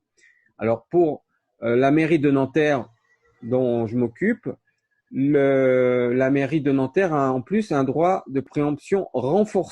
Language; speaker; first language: French; native; French